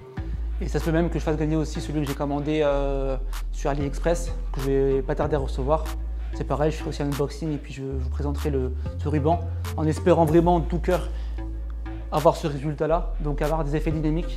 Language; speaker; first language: French; native; French